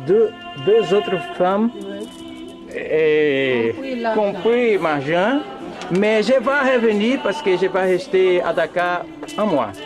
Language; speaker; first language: French; non-native, learner; Portuguese